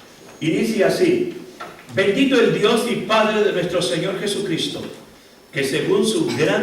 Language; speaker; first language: Spanish; native; Spanish